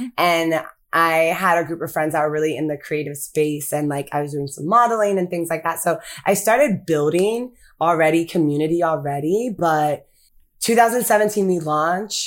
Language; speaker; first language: English; early bilingual, other home language; Akan